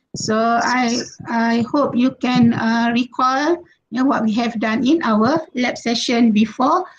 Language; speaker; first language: English; non-native, local second language; Malay